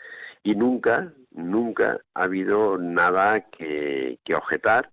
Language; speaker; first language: Spanish; native; Spanish